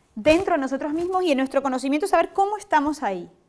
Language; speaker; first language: Spanish; native; Spanish